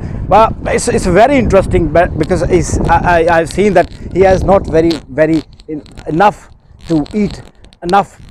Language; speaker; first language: English; non-native, local second language; Urdu